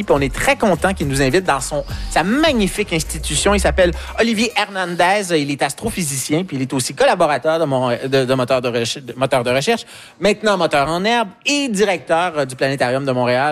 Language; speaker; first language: French; native; French